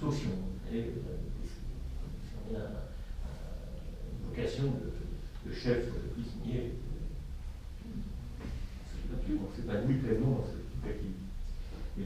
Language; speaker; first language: French; native; French